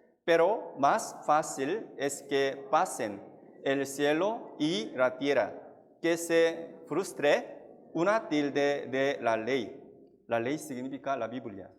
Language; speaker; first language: Spanish; non-native, fluent; Korean